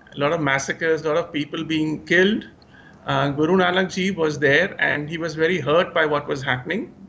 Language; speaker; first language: English; early bilingual, other home language; Hindi